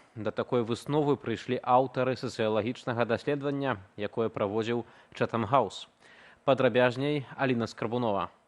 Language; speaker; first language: Belarusian; native; Belarusian